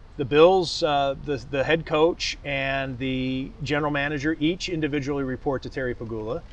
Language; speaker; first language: English; native; English